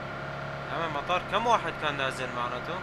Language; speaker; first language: Arabic; native; Arabic